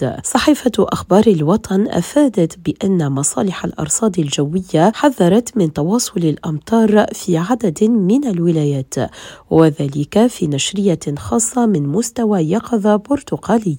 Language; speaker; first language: Arabic; native; Arabic